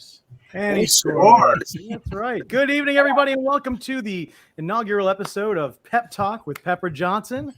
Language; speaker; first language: English; native; English